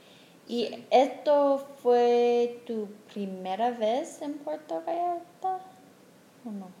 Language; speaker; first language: Spanish; non-native, fluent; English